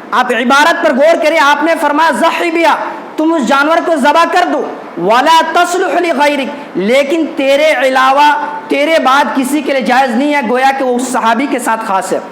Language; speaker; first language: Urdu; native; Urdu